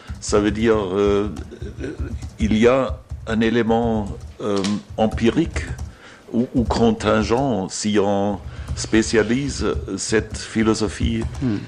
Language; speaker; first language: French; non-native, fluent; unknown